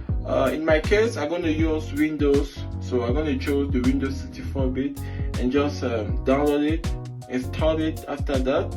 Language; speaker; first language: English; non-native, fluent; French